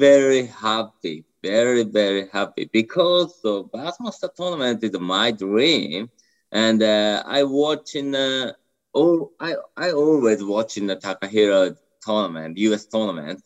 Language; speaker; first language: English; non-native, learner; Japanese